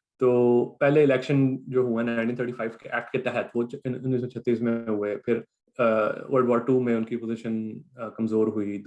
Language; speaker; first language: Urdu; non-native, local second language; Punjabi